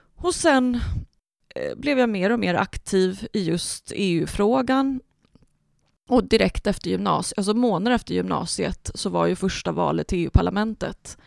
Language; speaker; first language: Swedish; early bilingual, other home language; Spanish